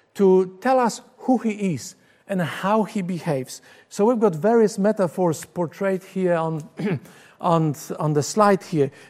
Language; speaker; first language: English; non-native, fluent; Polish